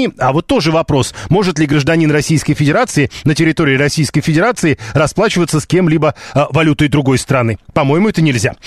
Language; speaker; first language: Russian; native; Russian